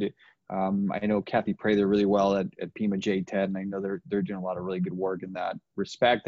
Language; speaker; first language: English; native; English